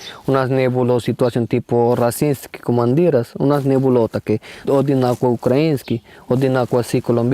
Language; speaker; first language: Ukrainian; non-native, learner; Spanish